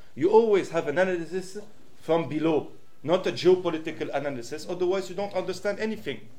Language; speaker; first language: English; non-native, fluent; French